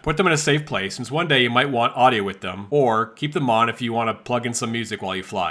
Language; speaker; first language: English; native; English